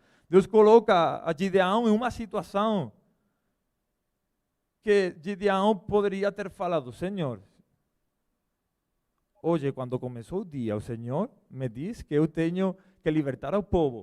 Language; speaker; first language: Portuguese; non-native, learner; Spanish